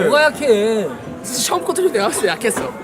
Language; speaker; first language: Korean; native; Korean